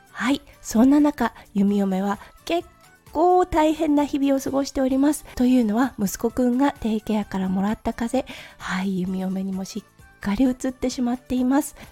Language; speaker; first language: Japanese; native; Japanese